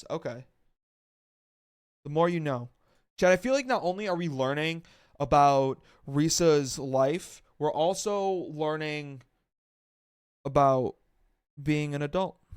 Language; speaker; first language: English; native; English